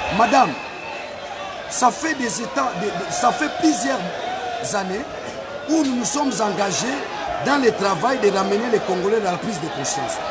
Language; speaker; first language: French; non-native, local second language; Lingala